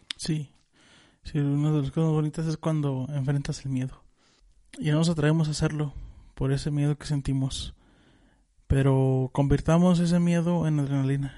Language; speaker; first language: Spanish; native; Spanish